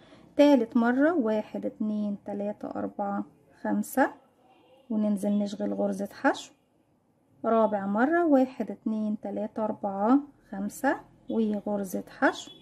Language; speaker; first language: Arabic; native; Arabic